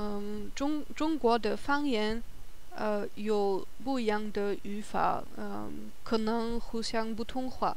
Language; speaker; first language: Chinese; non-native, learner; German